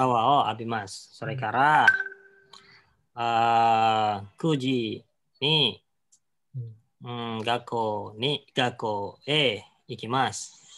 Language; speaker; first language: Japanese; non-native, learner; Indonesian